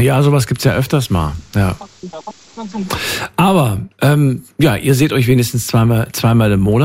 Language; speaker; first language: German; native; German